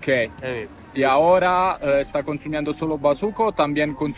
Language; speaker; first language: Spanish; non-native, learner; Italian